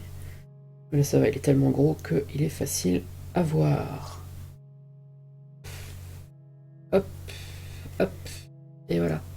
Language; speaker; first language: French; native; French